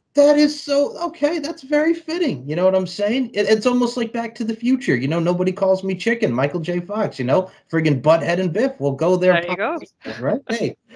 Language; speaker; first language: English; native; English